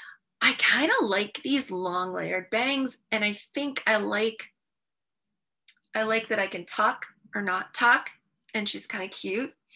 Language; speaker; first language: English; native; English